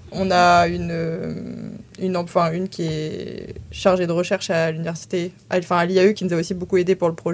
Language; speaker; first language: French; native; French